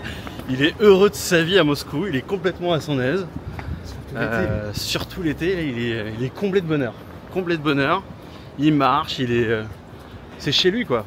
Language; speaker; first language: French; native; French